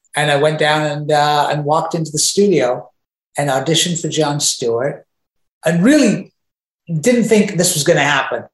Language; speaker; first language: English; native; English